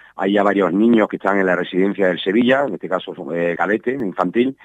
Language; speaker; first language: Spanish; native; Spanish